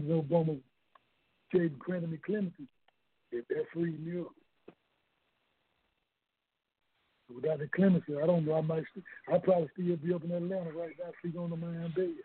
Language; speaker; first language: English; native; English